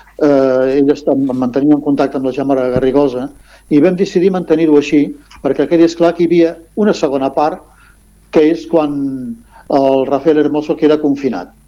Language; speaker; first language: Catalan; non-native, local second language; Spanish